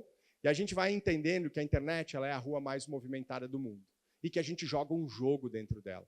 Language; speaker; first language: Portuguese; native; Portuguese